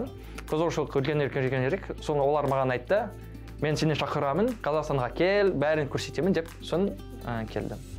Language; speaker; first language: Kazakh; non-native, learner; French